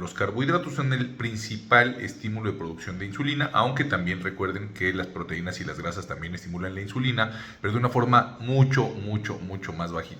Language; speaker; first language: Spanish; native; Spanish